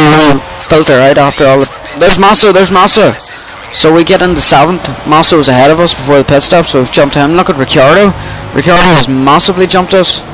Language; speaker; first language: English; native; English